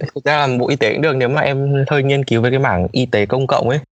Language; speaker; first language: Vietnamese; native; Vietnamese